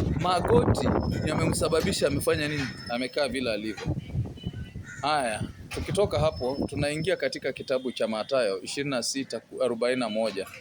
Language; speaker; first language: Swahili; non-native, local second language; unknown